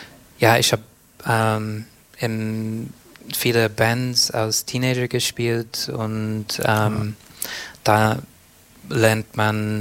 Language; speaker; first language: German; non-native, fluent; English